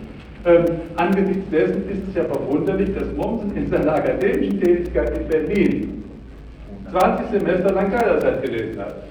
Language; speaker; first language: German; native; German